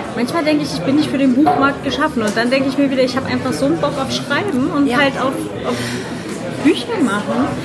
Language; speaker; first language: German; native; German